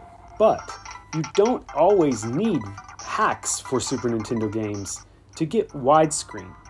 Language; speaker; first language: English; native; English